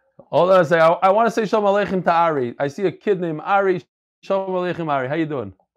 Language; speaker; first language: English; native; English